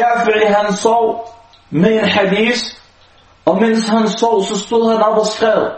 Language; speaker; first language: Danish; non-native, local second language; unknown